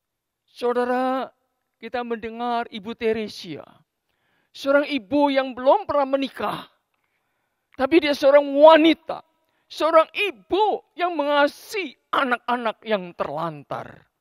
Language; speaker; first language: Indonesian; native; Indonesian